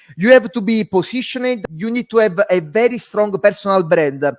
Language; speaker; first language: English; non-native, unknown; Italian